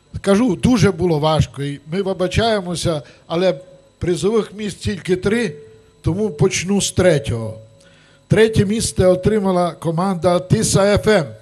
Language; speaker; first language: Ukrainian; native; Ukrainian